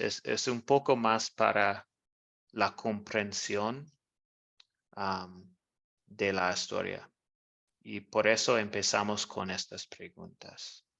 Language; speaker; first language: Spanish; non-native, fluent; English